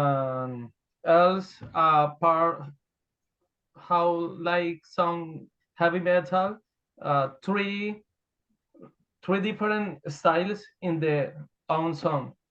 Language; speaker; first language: English; non-native, learner; Spanish